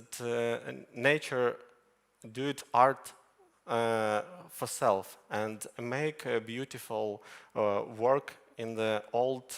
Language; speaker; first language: English; non-native, learner; Ukrainian